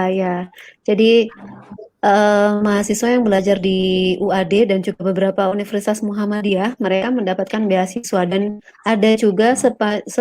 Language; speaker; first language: Indonesian; native; Indonesian